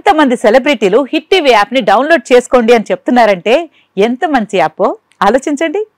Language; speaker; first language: Telugu; native; Telugu